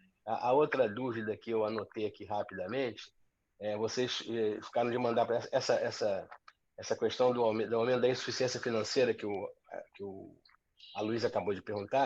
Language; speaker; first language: Portuguese; native; Portuguese